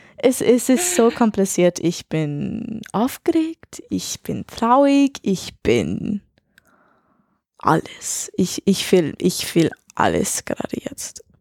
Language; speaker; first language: German; non-native, learner; English